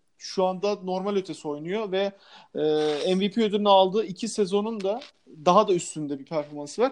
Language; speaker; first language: Turkish; native; Turkish